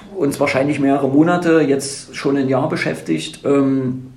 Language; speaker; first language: German; native; German